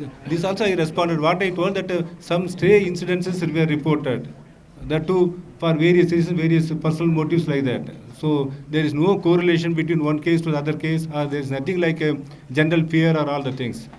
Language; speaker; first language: English; non-native, local second language; Tamil